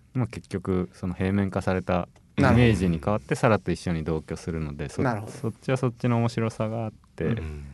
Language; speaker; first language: Japanese; native; Japanese